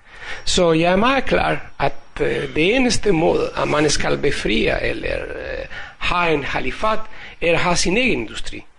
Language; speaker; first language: Danish; non-native, fluent; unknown